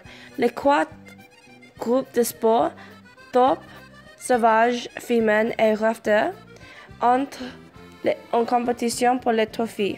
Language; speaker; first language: French; non-native, learner; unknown